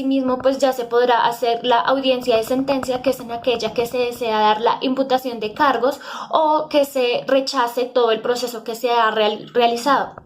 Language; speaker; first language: Spanish; native; Spanish